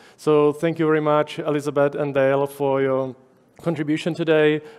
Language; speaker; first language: English; non-native, fluent; Czech